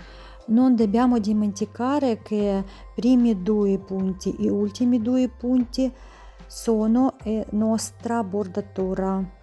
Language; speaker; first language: Italian; non-native, learner; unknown